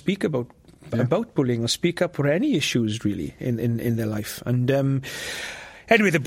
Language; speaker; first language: English; non-native, local second language; Welsh